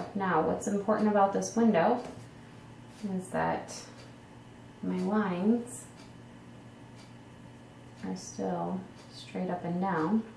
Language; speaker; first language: English; native; English